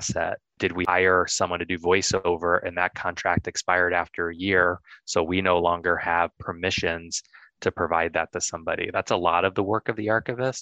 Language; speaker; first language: English; native; English